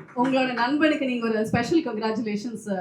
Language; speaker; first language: Tamil; native; Tamil